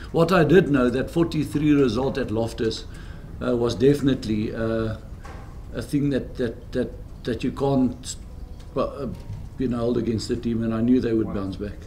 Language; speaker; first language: English; non-native, local second language; Afrikaans